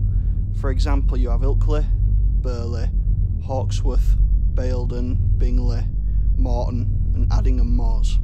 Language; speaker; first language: English; native; English